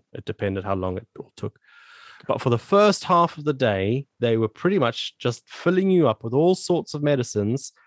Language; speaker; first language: English; native; English